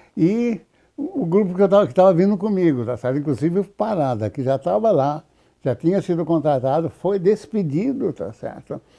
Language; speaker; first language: Portuguese; native; Portuguese